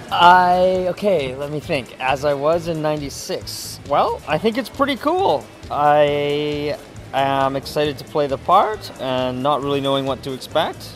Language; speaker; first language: English; early bilingual, other home language; Cantonese